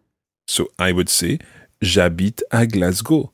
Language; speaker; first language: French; non-native, fluent; English